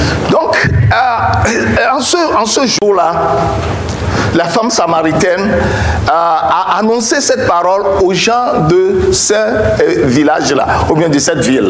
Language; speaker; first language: French; non-native, local second language; Ewe